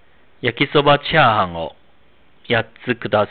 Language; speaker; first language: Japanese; non-native, fluent; Chinese